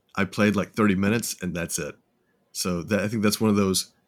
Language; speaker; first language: English; native; English